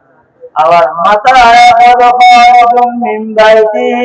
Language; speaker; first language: Arabic; non-native, fluent; Bangla